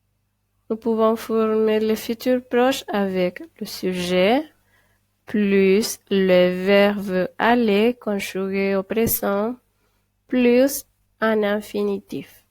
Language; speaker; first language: French; non-native, fluent; Spanish